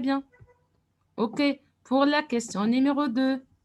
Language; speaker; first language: French; non-native, fluent; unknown